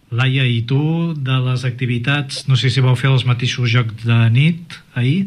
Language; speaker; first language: Catalan; native; Catalan